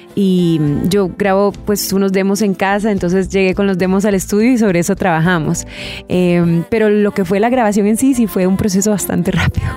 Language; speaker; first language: Spanish; native; Spanish